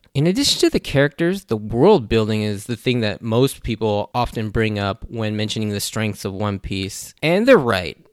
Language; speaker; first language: English; native; English